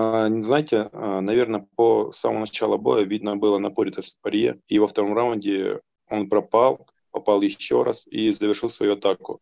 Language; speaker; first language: Russian; native; Russian